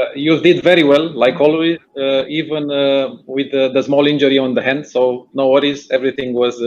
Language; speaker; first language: English; non-native, fluent; Romanian